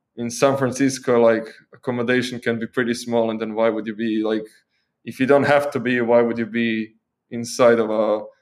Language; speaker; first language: English; non-native, fluent; Croatian